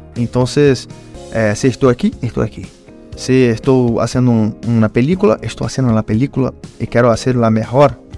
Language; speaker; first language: Spanish; non-native, learner; Portuguese